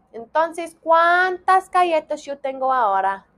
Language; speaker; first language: Spanish; non-native, fluent; English